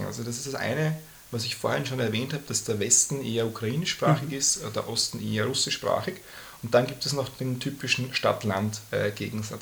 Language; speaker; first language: German; native; German